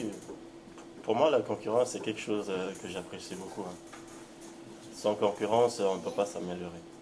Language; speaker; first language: French; non-native, local second language; Luxembourgish